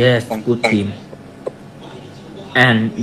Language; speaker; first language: English; non-native, learner; Thai